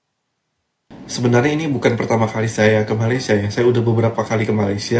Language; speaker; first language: Indonesian; native; Indonesian